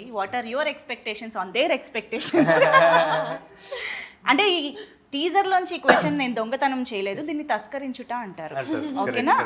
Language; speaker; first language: Telugu; native; Telugu